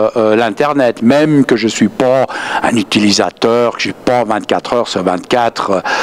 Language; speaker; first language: French; native; French